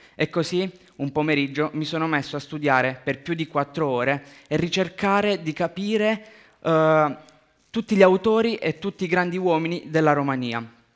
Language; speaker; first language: Italian; early bilingual, other home language; Romanian